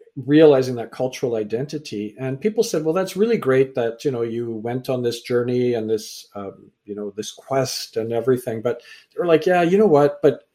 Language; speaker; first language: English; native; English